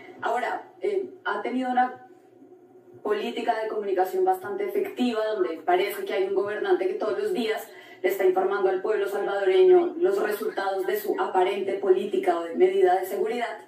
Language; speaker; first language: Spanish; native; Spanish